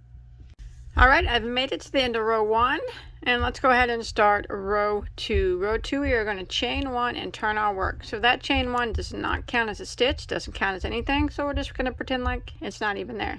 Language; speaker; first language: English; native; English